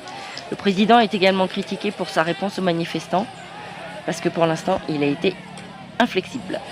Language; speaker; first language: French; native; French